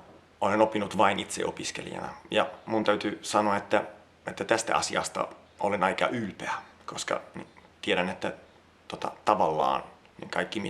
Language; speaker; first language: Finnish; non-native, fluent; Italian